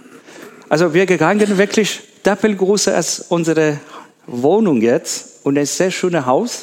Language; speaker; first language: German; non-native, learner; Persian